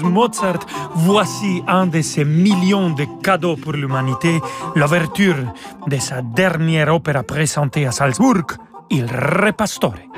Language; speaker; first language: French; non-native, fluent; Spanish